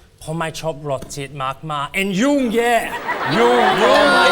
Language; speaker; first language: Thai; non-native, learner; English